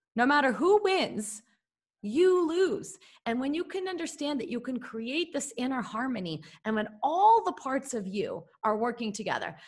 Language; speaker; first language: English; early bilingual, other home language; Russian